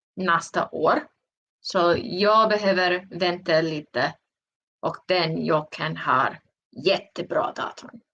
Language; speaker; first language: Swedish; non-native, learner; English